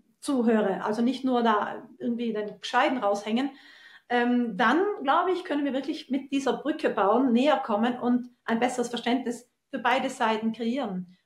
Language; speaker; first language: German; native; German